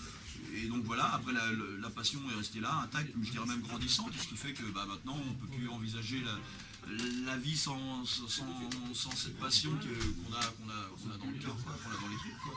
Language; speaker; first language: French; native; French